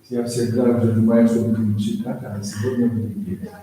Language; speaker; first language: Russian; non-native, fluent; Polish